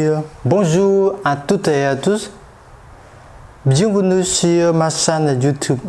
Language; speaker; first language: French; non-native, fluent; Khmer